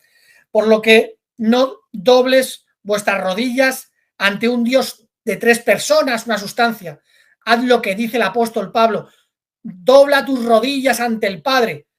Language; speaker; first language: Spanish; native; Spanish